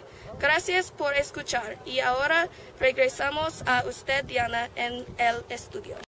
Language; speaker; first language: Spanish; non-native, learner; English